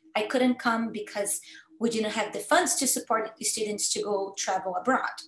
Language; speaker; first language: English; non-native, fluent; Portuguese